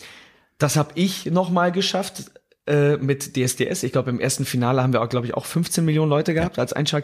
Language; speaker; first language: German; native; German